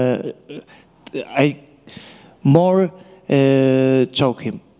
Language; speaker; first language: English; non-native, learner; Polish